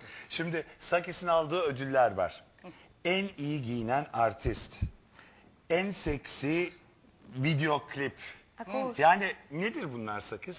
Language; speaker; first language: Turkish; native; Turkish